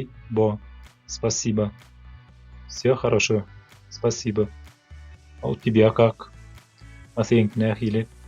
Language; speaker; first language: Russian; non-native, fluent; Turkmen